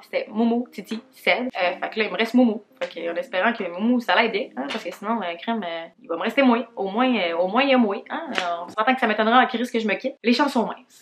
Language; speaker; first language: French; native; French